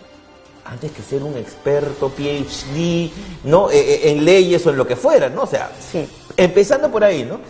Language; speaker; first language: Spanish; native; Spanish